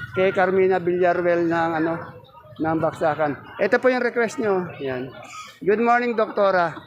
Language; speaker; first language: Filipino; native; Filipino